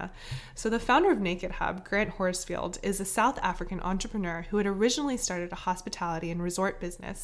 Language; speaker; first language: English; native; English